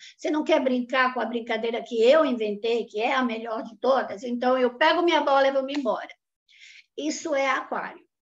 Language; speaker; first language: Portuguese; non-native, fluent; Italian